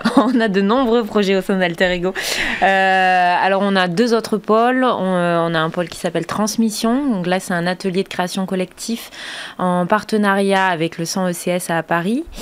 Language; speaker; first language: French; native; French